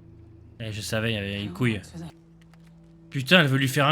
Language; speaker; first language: French; native; French